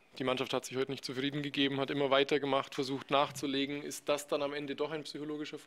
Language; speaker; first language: German; native; German